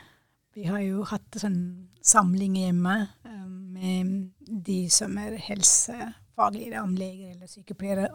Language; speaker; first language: Norwegian; non-native, fluent; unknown